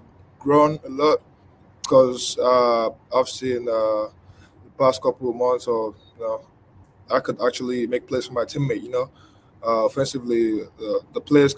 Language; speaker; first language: English; non-native, local second language; Igbo